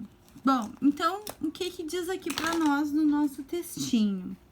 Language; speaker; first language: Portuguese; native; Portuguese